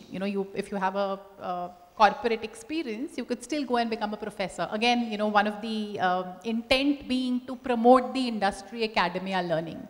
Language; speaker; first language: English; non-native, local second language; Hindi